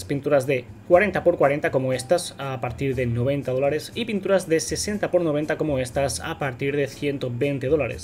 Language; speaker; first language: Spanish; native; Spanish